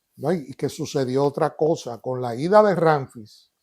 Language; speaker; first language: Spanish; native; Spanish